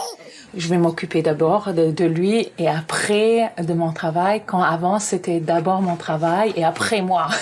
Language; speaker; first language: French; non-native, fluent; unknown